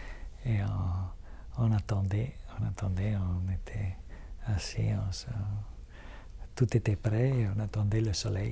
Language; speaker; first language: French; non-native, fluent; Italian